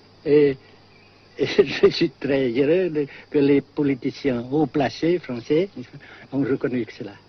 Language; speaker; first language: French; non-native, fluent; Vietnamese